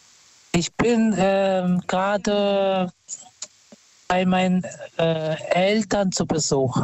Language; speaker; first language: German; non-native, fluent; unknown